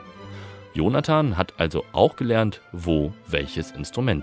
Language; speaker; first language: German; native; German